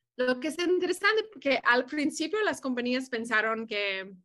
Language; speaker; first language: Spanish; early bilingual, heritage; Spanish